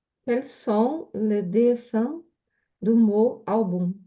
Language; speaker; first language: French; non-native, learner; Portuguese